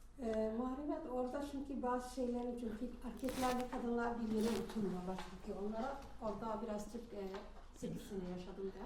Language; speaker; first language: Turkish; non-native, learner; Arabic